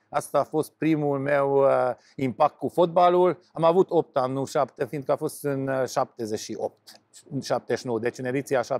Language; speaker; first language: Romanian; non-native, local second language; Hungarian